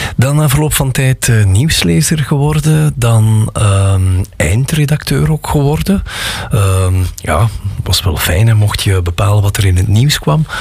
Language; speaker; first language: Dutch; native; Dutch